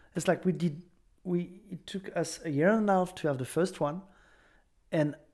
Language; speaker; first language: English; non-native, fluent; French